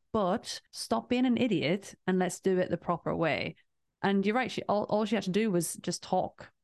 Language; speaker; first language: English; native; English